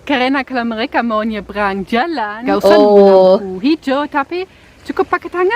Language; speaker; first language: Indonesian; non-native, fluent; German